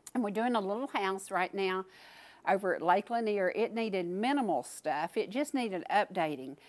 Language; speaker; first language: English; native; English